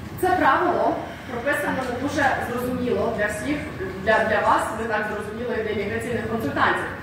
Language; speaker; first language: Ukrainian; native; Ukrainian